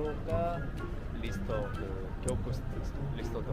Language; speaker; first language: Japanese; non-native, learner; Korean